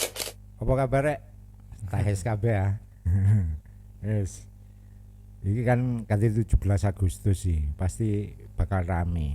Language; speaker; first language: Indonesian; non-native, local second language; Javanese